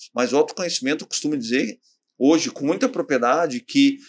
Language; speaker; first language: Portuguese; native; Portuguese